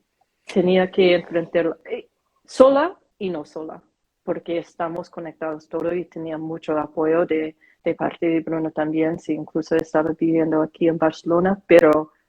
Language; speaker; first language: Spanish; non-native, fluent; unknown